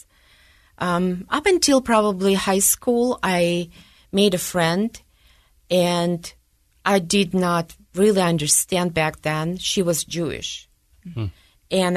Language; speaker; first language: English; non-native, fluent; Russian